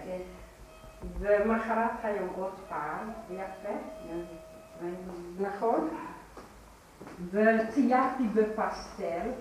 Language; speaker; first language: Hebrew; non-native, fluent; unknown